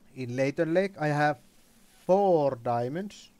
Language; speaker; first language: English; non-native, learner; Finnish